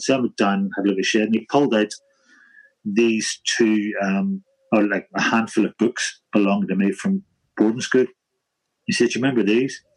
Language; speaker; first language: English; native; English